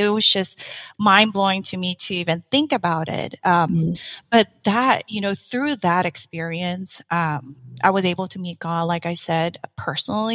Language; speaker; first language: English; non-native, fluent; Korean